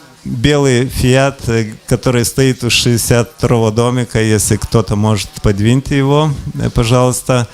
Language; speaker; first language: Russian; non-native, local second language; Lithuanian